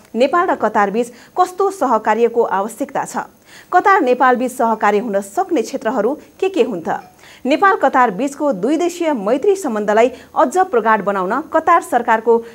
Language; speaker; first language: Nepali; native; Nepali